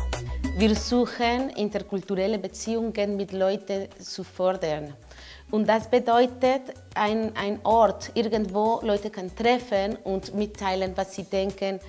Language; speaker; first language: German; non-native, learner; English